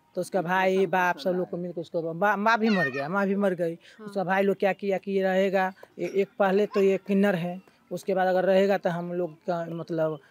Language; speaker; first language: Hindi; native; Hindi